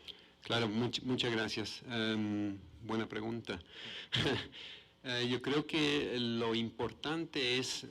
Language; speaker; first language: Spanish; non-native, fluent; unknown